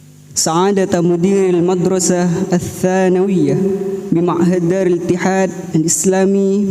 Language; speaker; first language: Arabic; non-native, fluent; Indonesian